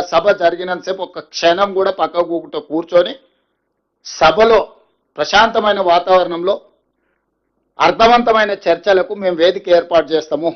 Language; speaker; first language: Telugu; native; Telugu